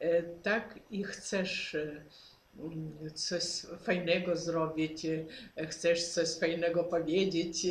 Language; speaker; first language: Polish; non-native, fluent; Ukrainian